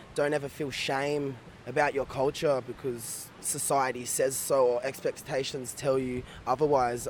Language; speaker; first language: English; native; English